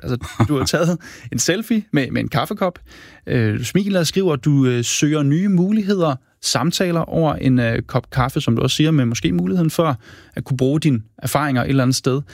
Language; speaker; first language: Danish; native; Danish